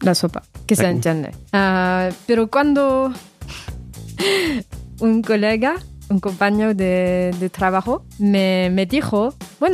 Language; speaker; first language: Spanish; non-native, fluent; French